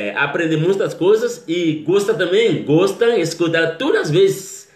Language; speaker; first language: Portuguese; non-native, learner; Haitian Creole